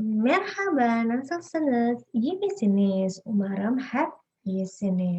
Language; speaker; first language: Turkish; non-native, learner; Indonesian